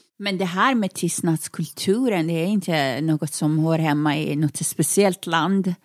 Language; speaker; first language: Swedish; non-native, fluent; Persian